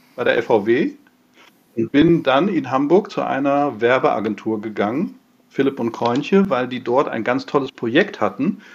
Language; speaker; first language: German; non-native, fluent; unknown